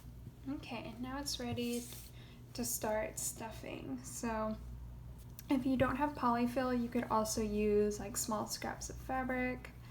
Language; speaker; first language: English; native; English